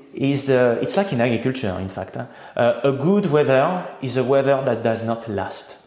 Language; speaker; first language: English; non-native, fluent; French